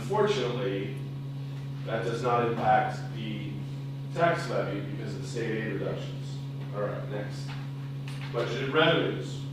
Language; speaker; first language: English; native; English